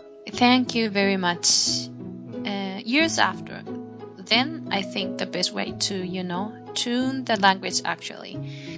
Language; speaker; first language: English; non-native, fluent; Romanian